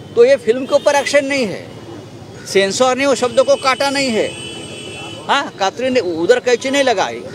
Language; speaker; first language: Hindi; non-native, local second language; Marathi